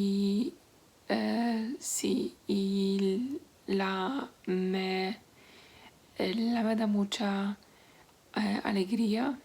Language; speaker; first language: Spanish; non-native, learner; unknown